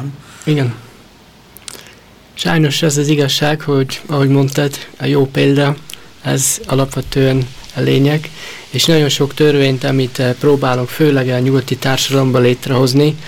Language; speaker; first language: Hungarian; early bilingual, heritage; Hungarian